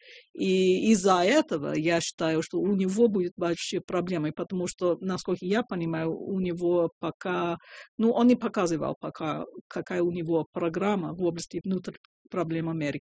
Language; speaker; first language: Russian; non-native, fluent; English